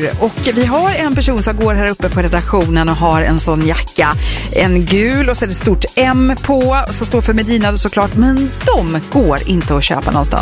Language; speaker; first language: Swedish; native; Swedish